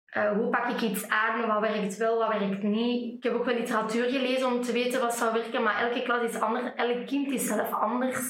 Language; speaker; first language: Dutch; native; Dutch